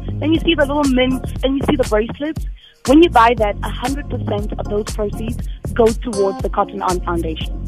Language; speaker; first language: English; non-native, local second language; Zulu